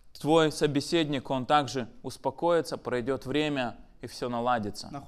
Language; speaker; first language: Russian; native; Russian